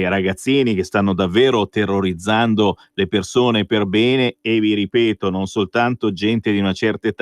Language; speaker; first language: Italian; native; Italian